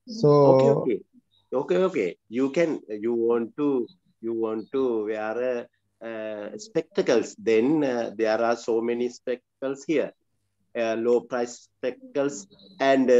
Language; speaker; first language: English; non-native, learner; Sinhala